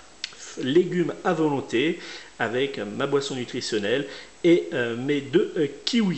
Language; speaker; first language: French; native; French